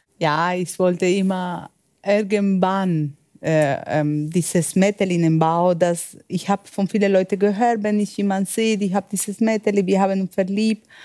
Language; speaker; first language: German; non-native, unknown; Spanish